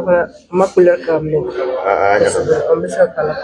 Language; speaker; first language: French; non-native, fluent; Russian